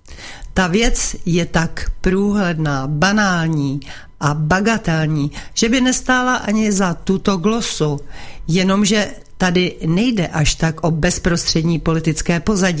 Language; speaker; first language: Czech; native; Czech